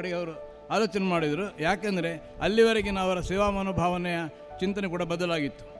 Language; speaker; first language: Kannada; non-native, local second language; Marathi